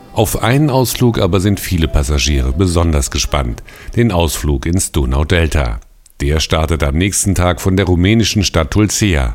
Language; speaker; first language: German; native; German